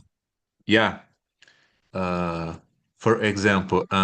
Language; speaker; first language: English; non-native, learner; Portuguese